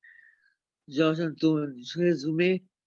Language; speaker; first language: French; non-native, learner; Portuguese